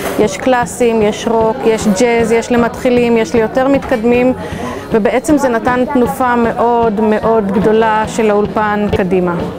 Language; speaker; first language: Hebrew; native; Hebrew